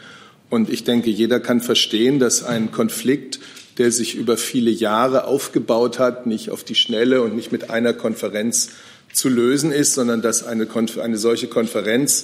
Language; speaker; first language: German; native; German